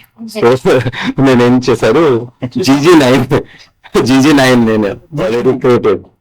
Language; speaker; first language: Telugu; non-native, learner; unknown